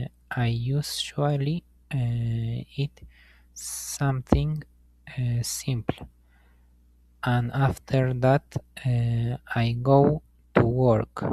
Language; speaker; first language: English; non-native, learner; Spanish